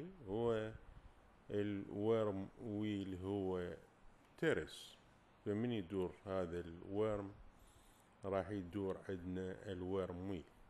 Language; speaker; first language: Arabic; native; Arabic